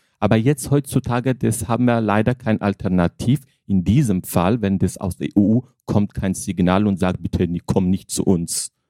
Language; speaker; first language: German; non-native, fluent; Armenian